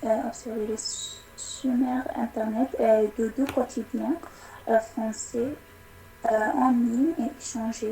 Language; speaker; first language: French; non-native, learner; Arabic